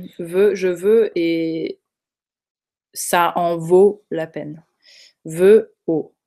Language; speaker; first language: French; native; French